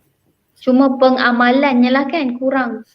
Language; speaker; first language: Malay; native; Malay